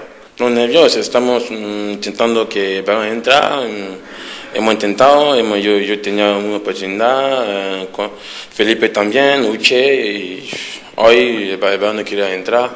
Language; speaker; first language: Spanish; non-native, fluent; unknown